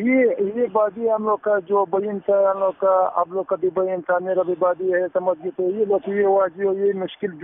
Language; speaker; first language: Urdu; non-native, fluent; Pashto